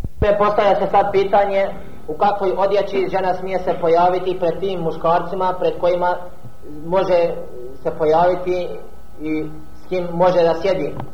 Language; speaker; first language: Bosnian; non-native, fluent; Arabic